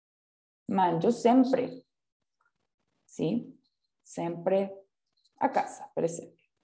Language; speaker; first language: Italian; non-native, fluent; Spanish